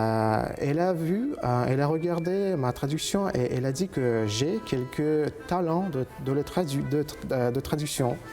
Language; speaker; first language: French; non-native, fluent; Uzbek